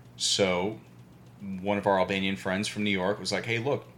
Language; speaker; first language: English; early bilingual, other home language; Albanian